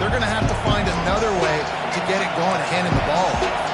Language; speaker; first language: English; native; English